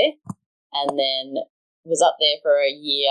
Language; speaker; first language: English; native; English